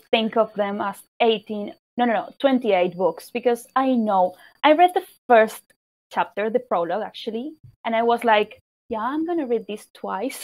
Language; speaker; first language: English; non-native, fluent; Spanish